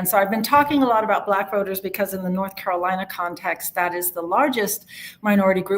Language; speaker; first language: English; native; English